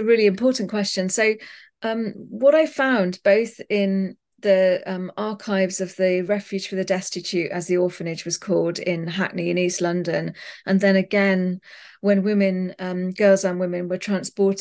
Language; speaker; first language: English; native; English